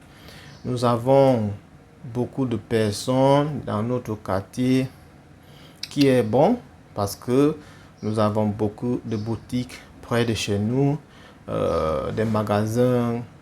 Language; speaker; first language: French; non-native, fluent; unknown